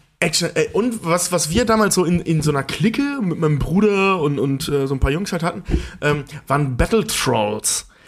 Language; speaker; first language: German; native; German